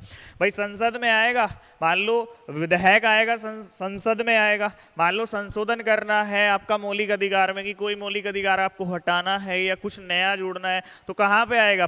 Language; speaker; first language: Hindi; native; Hindi